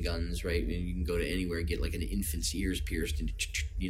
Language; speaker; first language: English; native; English